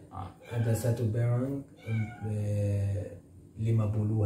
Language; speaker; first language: Indonesian; non-native, learner; Arabic